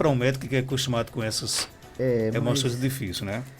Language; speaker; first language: Portuguese; native; Portuguese